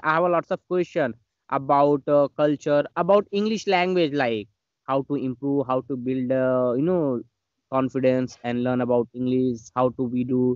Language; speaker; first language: English; non-native, learner; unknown